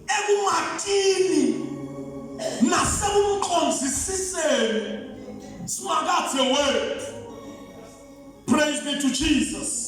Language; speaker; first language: Zulu; non-native, local second language; Swati